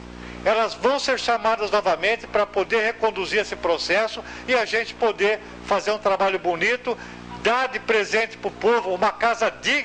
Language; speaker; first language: Portuguese; native; Portuguese